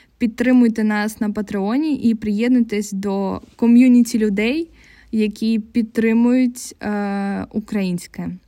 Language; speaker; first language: Ukrainian; non-native, local second language; Russian